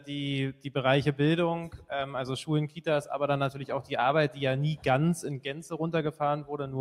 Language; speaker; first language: German; native; German